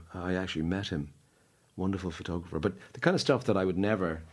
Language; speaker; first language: English; native; English